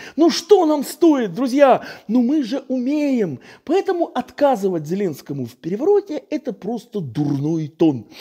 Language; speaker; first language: Russian; native; Russian